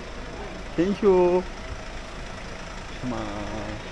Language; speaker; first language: English; non-native, learner; Persian